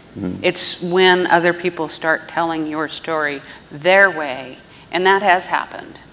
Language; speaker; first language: English; native; English